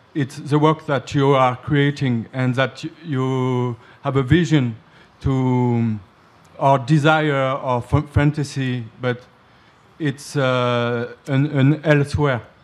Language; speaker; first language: English; non-native, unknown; French